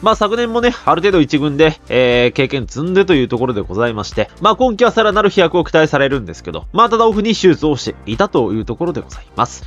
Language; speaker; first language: Japanese; native; Japanese